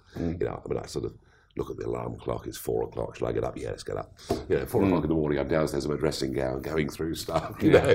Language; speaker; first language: English; native; English